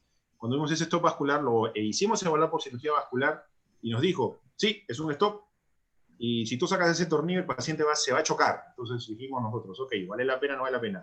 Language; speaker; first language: Spanish; native; Spanish